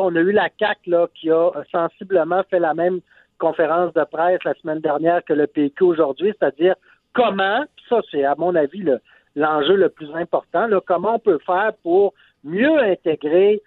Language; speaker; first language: French; native; French